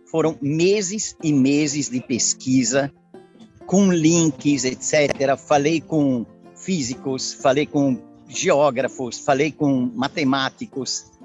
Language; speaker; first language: Portuguese; early bilingual, other home language; Italian